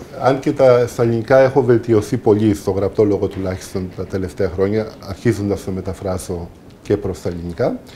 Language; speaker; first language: Greek; early bilingual, heritage; Greek